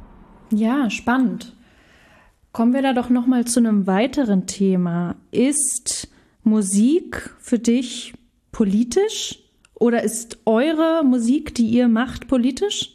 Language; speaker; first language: German; native; German